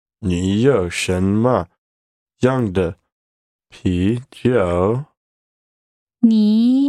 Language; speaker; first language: Chinese; non-native, learner; English